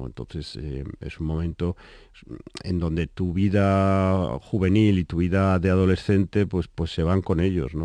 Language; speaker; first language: Spanish; native; Spanish